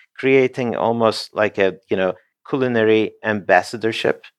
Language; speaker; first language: English; non-native, fluent; Turkish